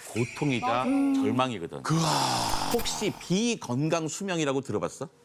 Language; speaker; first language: Korean; native; Korean